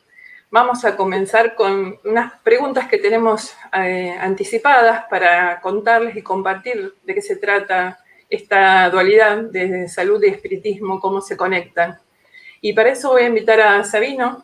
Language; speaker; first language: Spanish; native; Spanish